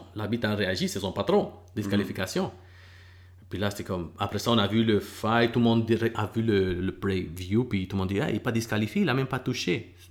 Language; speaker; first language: French; early bilingual, other home language; Spanish